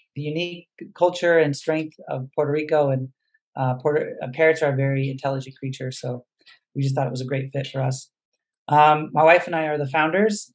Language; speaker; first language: English; native; English